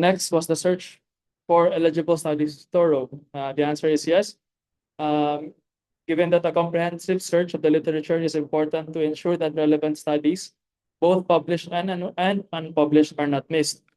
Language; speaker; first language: English; non-native, local second language; Filipino